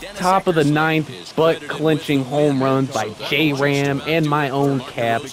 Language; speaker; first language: English; native; English